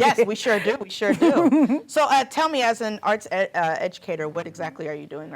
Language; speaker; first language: English; native; English